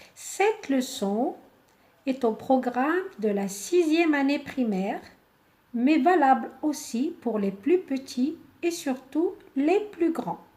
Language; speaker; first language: French; non-native, local second language; Arabic